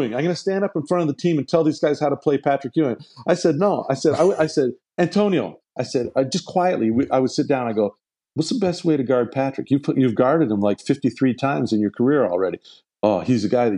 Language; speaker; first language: English; native; English